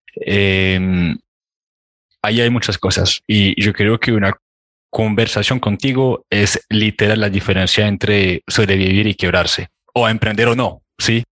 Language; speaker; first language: Spanish; non-native, fluent; French